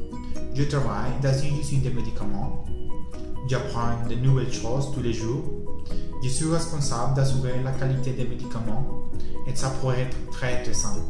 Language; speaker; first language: French; non-native, learner; Spanish